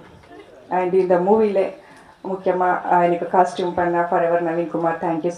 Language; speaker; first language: Tamil; non-native, learner; Kannada